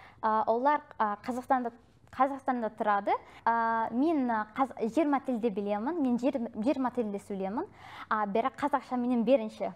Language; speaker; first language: Kazakh; non-native, learner; English